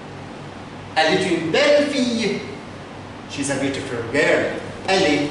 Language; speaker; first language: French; non-native, fluent; Arabic